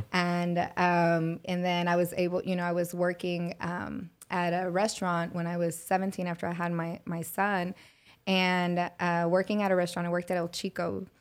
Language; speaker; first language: English; early bilingual, other home language; Spanish